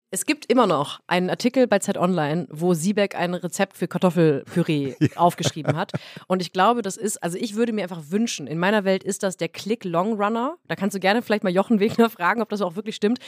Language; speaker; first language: German; native; German